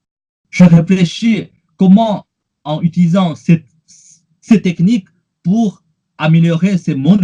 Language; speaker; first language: French; non-native, fluent; Chinese